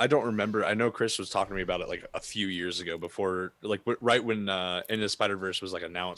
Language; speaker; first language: English; native; English